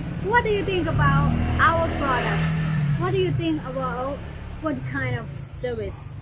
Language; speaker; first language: English; non-native, learner; Thai